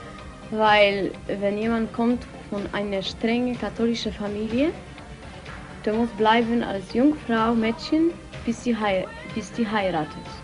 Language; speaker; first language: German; non-native, learner; Polish